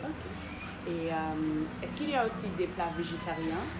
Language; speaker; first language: French; non-native, fluent; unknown